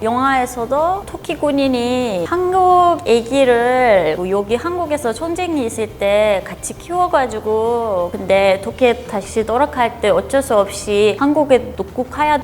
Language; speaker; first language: Korean; non-native, fluent; Turkish